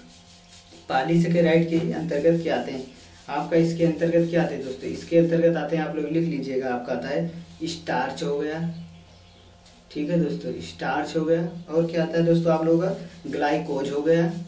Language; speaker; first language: Hindi; native; Hindi